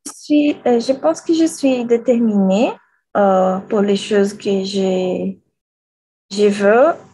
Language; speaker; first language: French; non-native, learner; Portuguese